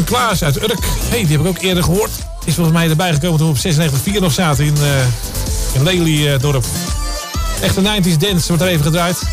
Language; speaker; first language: Dutch; native; Dutch